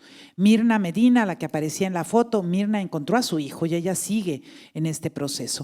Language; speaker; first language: Spanish; native; Spanish